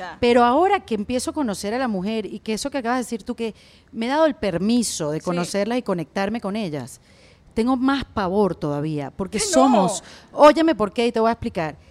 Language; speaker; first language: Spanish; native; Spanish